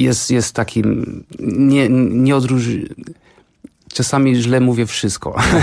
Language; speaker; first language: Polish; non-native, fluent; Portuguese